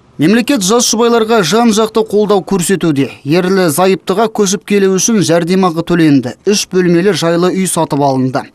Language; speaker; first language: Kazakh; native; Kazakh